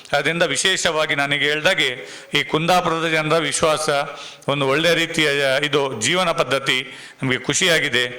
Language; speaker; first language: Kannada; non-native, local second language; Tulu